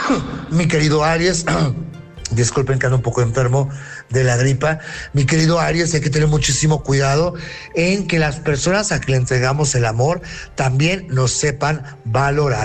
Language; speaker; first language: Spanish; native; Spanish